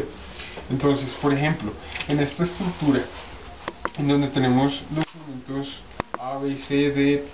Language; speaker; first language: Spanish; native; Spanish